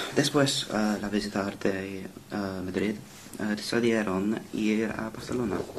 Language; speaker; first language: Spanish; non-native, learner; English